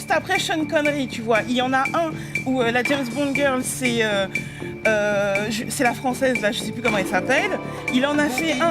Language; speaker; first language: French; native; French